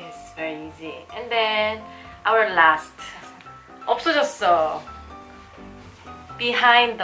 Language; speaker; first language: English; non-native, learner; Korean